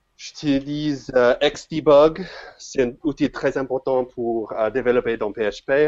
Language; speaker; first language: French; non-native, fluent; English